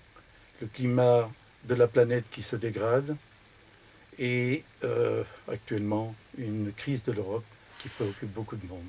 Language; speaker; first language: French; native; French